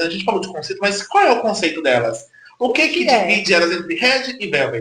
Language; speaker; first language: Portuguese; native; Portuguese